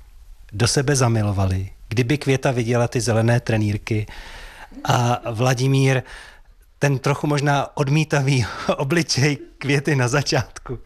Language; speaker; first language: Czech; native; Czech